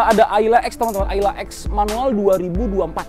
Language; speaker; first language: Indonesian; native; Indonesian